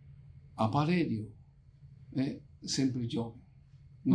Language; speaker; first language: Portuguese; non-native, learner; Japanese